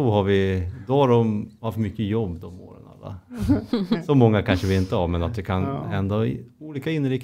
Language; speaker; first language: Swedish; native; Swedish